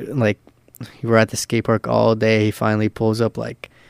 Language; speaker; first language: English; native; English